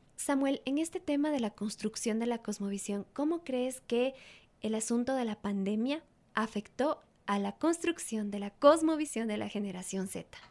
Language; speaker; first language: Spanish; native; Spanish